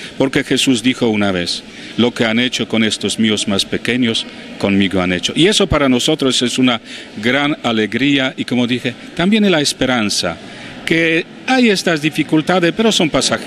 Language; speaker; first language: Spanish; non-native, fluent; Polish